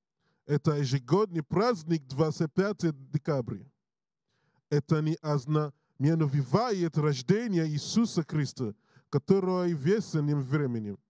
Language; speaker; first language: Russian; non-native, learner; English